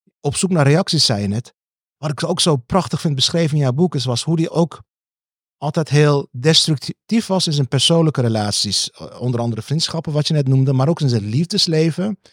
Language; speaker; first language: Dutch; early bilingual, other home language; Turkish